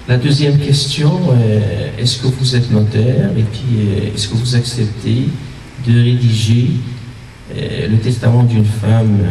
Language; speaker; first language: French; non-native, local second language; Arabic